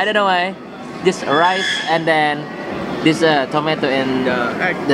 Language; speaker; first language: English; non-native, learner; Indonesian